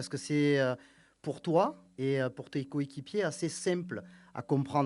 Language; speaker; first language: French; native; French